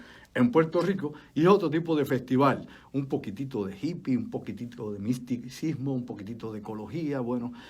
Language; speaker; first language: Spanish; native; Spanish